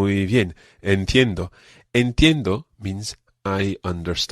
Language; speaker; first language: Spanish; non-native, fluent; English